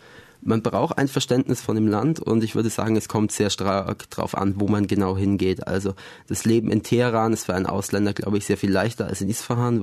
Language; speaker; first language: German; native; German